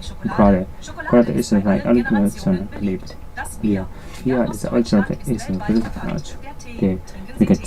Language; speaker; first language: German; non-native, learner; Japanese